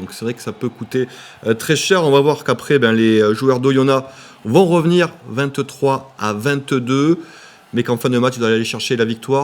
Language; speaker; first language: French; native; French